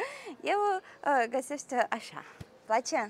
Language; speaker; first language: Romanian; non-native, learner; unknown